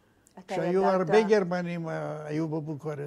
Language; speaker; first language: Hebrew; non-native, fluent; Romanian